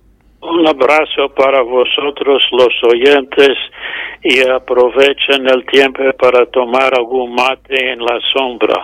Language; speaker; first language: Spanish; non-native, fluent; English